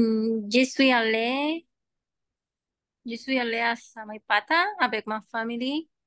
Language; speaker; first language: French; non-native, learner; Spanish